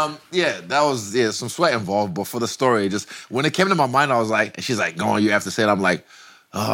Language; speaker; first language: English; non-native, local second language; Yoruba